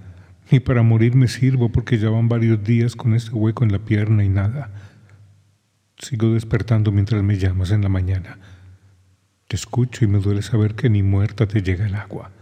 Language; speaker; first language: Spanish; native; Spanish